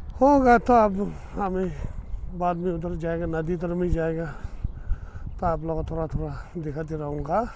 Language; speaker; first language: Hindi; non-native, fluent; Tibetan